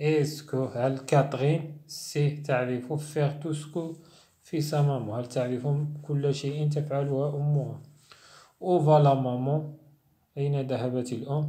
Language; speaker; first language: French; non-native, local second language; Arabic